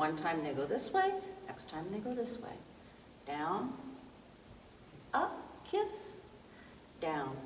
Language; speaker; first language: English; native; English